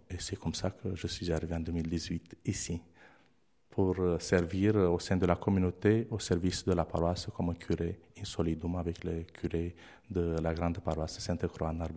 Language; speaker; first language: French; non-native, fluent; Romanian